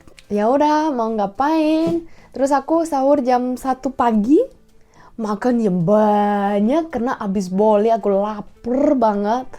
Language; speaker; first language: Indonesian; non-native, fluent; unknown